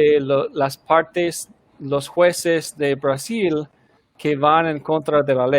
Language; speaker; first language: Spanish; non-native, fluent; English